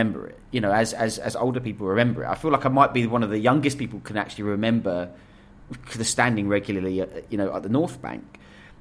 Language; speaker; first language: English; native; English